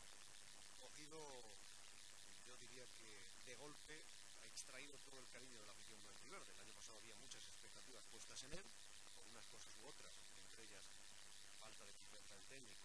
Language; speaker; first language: Spanish; native; Spanish